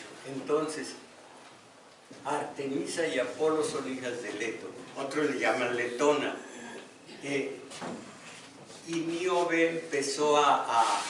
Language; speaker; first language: Spanish; native; Spanish